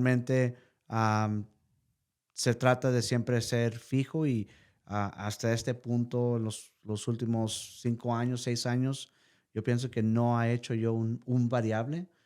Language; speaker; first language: Spanish; early bilingual, heritage; Spanish